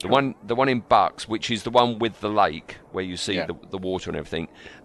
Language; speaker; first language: English; native; English